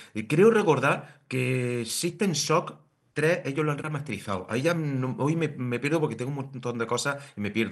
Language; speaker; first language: Spanish; native; Spanish